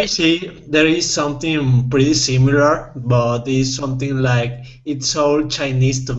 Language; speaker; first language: English; non-native, fluent; Spanish